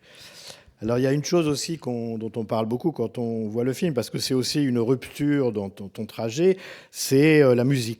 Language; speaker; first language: French; native; French